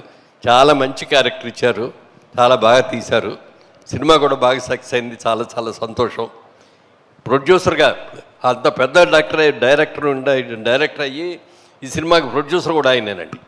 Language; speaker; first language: Telugu; native; Telugu